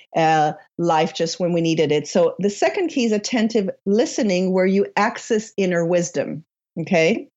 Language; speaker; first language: English; non-native, fluent; Hebrew